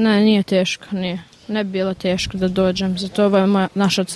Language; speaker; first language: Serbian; early bilingual, other home language; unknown